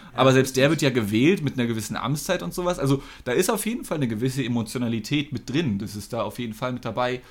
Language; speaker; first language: German; non-native, fluent; English